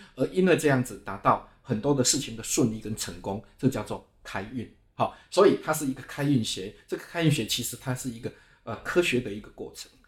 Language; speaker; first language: Chinese; native; Chinese